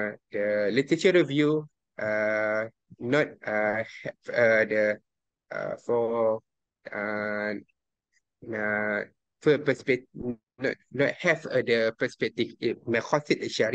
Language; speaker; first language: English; non-native, local second language; Malay